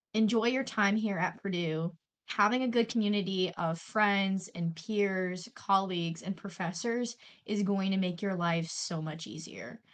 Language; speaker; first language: English; native; English